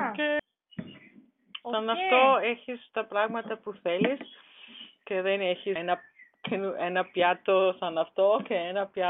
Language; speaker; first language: Greek; non-native, learner; German